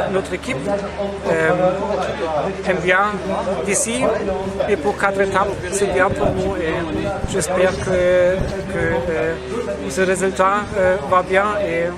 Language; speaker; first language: French; non-native, learner; German